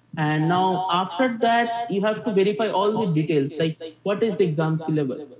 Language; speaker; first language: English; non-native, local second language; Bangla